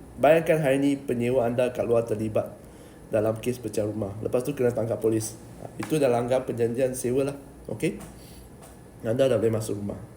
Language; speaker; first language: Malay; native; Malay